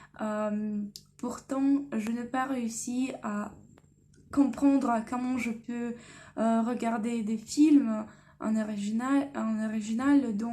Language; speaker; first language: French; non-native, learner; Russian